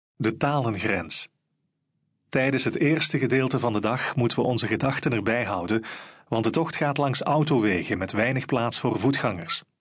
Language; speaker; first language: Dutch; native; Dutch